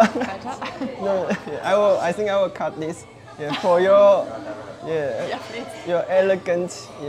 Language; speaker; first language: English; non-native, learner; Chinese